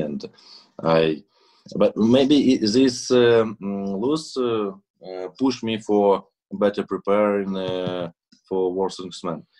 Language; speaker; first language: English; non-native, learner; Russian